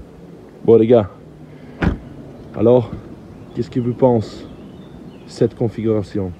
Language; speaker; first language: French; non-native, learner; Italian